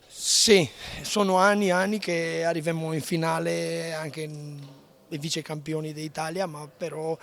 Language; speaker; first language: Italian; non-native, local second language; Romanian